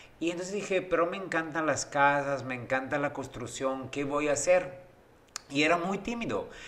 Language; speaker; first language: Spanish; non-native, fluent; Italian